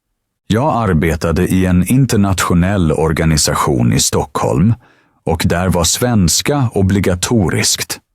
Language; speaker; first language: Swedish; non-native, fluent; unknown